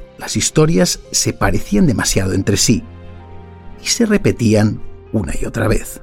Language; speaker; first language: Spanish; native; Spanish